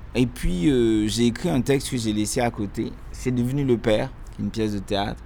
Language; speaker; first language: French; non-native, local second language; Haitian Creole